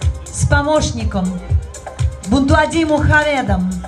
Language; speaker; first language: Russian; native; Russian